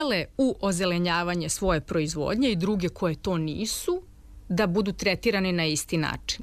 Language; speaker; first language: Serbian; native; Serbian